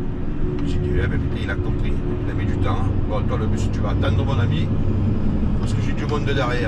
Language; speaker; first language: French; native; French